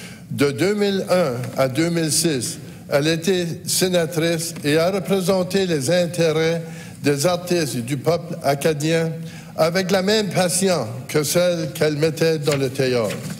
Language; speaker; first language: French; native; French